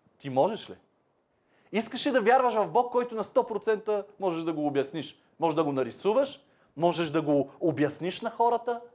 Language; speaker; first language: Bulgarian; native; Bulgarian